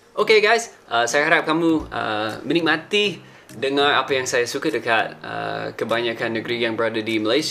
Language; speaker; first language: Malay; non-native, fluent; English